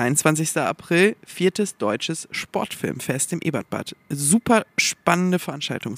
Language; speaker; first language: German; native; German